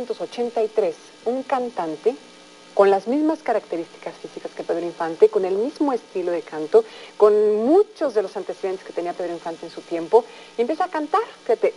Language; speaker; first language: Spanish; native; Spanish